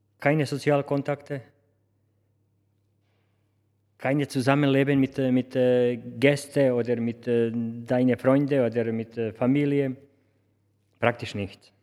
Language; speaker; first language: German; non-native, learner; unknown